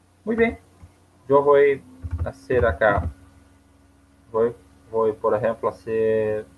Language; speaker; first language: Spanish; non-native, learner; Portuguese